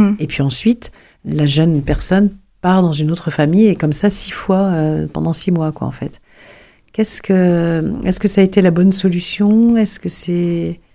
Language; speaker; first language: French; native; French